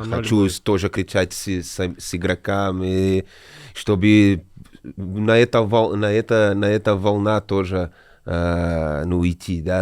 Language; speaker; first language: Russian; non-native, learner; Portuguese